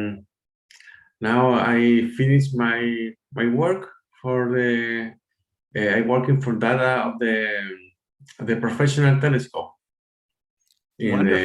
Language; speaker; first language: English; non-native, learner; Spanish